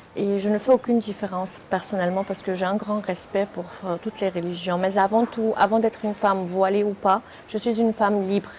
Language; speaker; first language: French; native; French